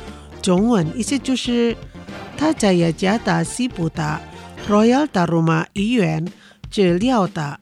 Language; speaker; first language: Chinese; non-native, fluent; Indonesian